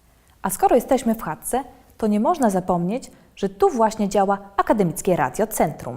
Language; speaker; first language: Polish; native; Polish